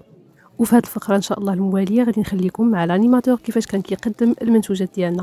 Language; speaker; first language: Arabic; native; Arabic